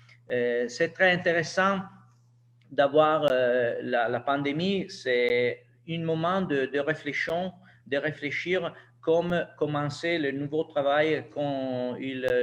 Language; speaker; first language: French; non-native, learner; Italian